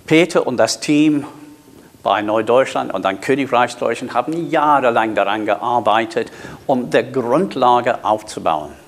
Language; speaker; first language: German; non-native, fluent; English